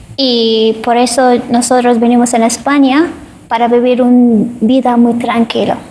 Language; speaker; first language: Spanish; non-native, fluent; Persian